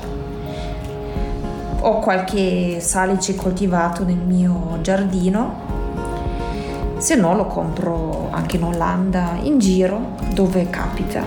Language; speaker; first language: Italian; non-native, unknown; German